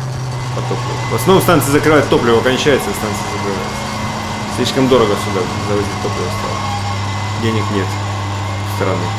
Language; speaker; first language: Russian; native; Russian